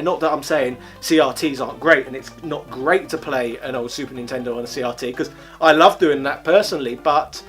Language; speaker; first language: English; native; English